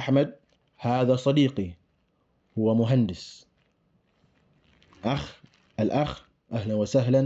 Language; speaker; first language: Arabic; non-native, fluent; English